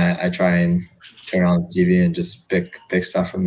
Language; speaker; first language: English; native; English